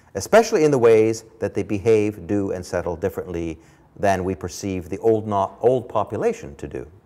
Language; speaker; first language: English; early bilingual, other home language; German